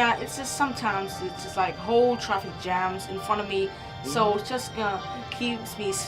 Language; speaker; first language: English; non-native, learner; Vietnamese